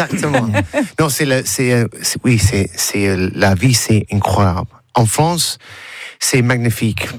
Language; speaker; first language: French; non-native, learner; English